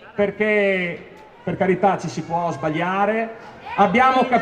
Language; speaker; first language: Italian; native; Italian